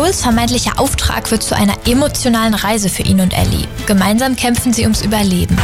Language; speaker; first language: German; native; German